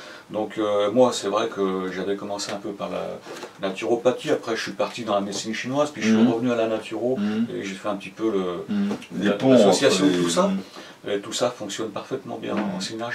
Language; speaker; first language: French; native; French